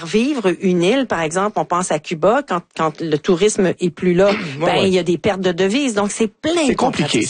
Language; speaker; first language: French; native; French